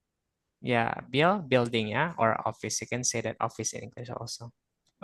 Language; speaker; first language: English; non-native, fluent; Indonesian